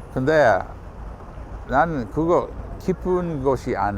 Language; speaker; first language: Korean; non-native, fluent; English